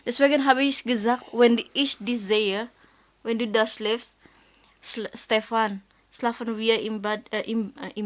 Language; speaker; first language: German; non-native, learner; Indonesian